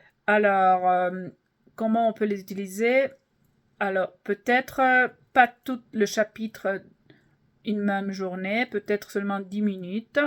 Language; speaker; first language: French; non-native, fluent; English